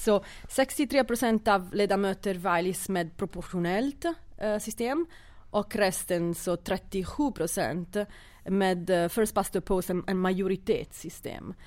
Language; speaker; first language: Swedish; non-native, fluent; Italian